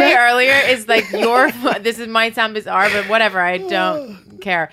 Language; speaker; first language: English; native; English